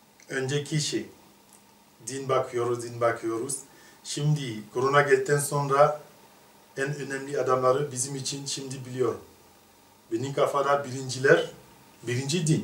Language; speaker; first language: Turkish; non-native, learner; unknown